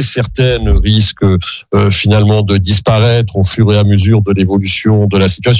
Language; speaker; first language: French; native; French